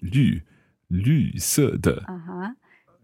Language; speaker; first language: Chinese; non-native, learner; English